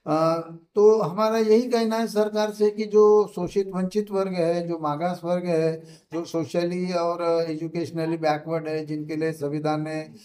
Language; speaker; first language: Hindi; non-native, local second language; Marathi